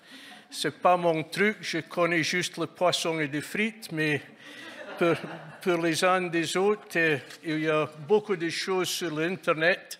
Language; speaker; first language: French; non-native, fluent; English